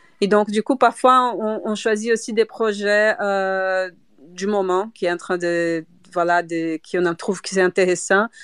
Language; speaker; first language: French; non-native, fluent; Portuguese